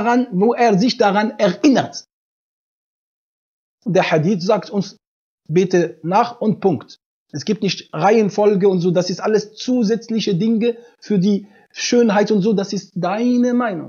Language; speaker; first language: German; non-native, fluent; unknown